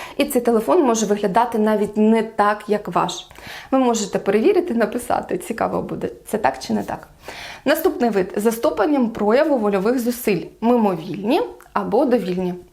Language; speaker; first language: Ukrainian; non-native, local second language; Russian